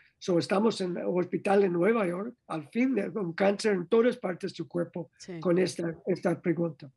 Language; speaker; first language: Spanish; non-native, learner; English